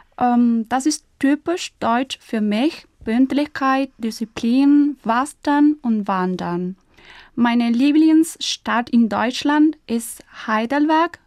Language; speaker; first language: German; non-native, fluent; Spanish